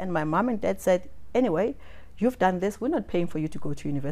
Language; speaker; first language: English; non-native, local second language; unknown